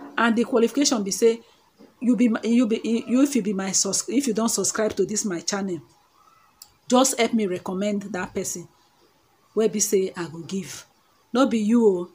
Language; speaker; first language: Nigerian Pidgin; non-native, local second language; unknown